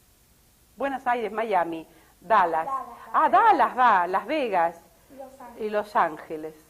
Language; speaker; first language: Spanish; native; Spanish